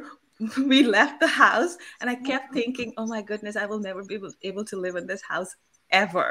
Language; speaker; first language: English; non-native, local second language; Bangla